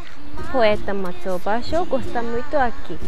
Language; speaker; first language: Portuguese; non-native, learner; Japanese